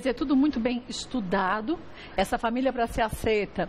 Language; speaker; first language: Portuguese; native; Portuguese